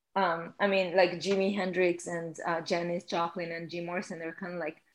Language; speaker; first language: English; non-native, fluent; Hebrew